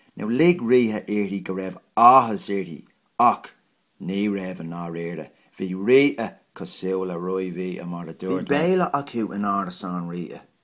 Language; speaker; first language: Irish; non-native, local second language; English